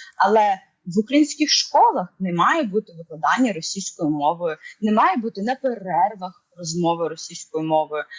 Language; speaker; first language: Ukrainian; non-native, local second language; Russian